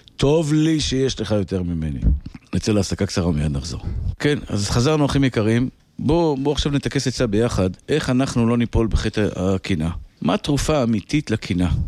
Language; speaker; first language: Hebrew; native; Hebrew